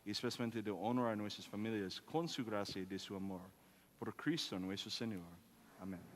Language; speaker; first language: Spanish; non-native, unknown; English